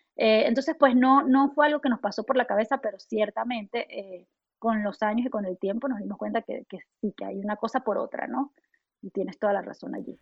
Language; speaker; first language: Spanish; native; Spanish